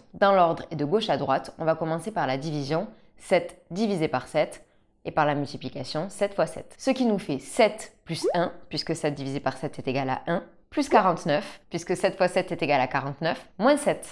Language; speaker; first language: French; native; French